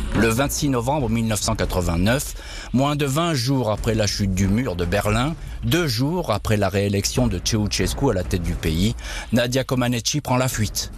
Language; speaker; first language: French; native; French